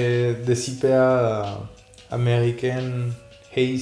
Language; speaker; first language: French; non-native, fluent; Spanish